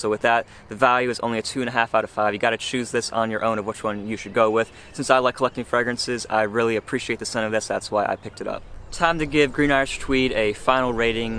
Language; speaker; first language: English; native; English